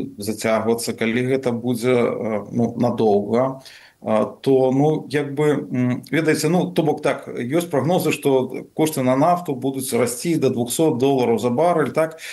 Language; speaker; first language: Belarusian; non-native, local second language; Russian